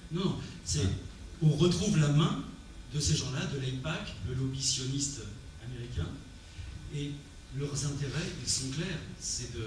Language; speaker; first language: French; native; French